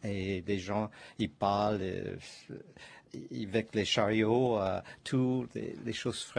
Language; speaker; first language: French; non-native, learner; Chinese